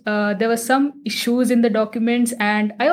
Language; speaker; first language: English; non-native, local second language; Hindi